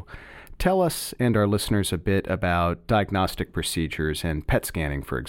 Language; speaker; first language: English; native; English